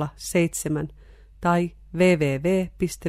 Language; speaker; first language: Finnish; native; Finnish